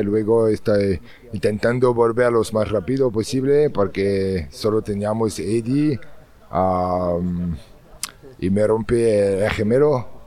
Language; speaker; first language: Spanish; non-native, learner; French